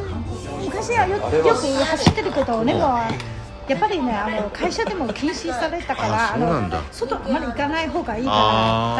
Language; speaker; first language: Japanese; non-native, fluent; Chinese